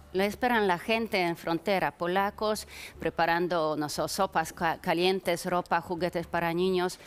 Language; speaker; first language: Spanish; non-native, fluent; Polish